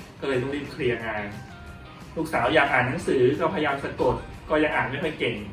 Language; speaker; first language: Thai; native; Thai